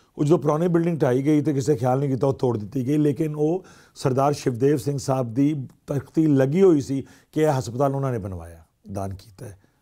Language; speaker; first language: Punjabi; native; Punjabi